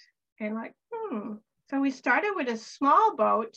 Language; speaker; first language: English; native; English